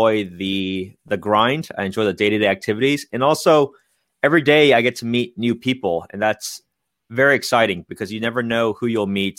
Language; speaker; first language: English; native; English